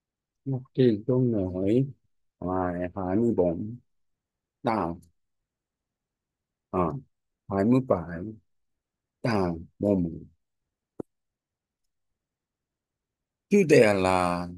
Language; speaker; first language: Vietnamese; non-native, learner; Korean